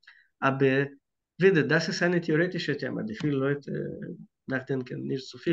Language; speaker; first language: German; non-native, fluent; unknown